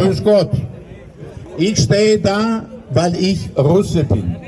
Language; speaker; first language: German; non-native, fluent; Russian